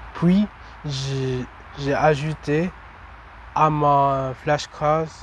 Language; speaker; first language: French; non-native, learner; English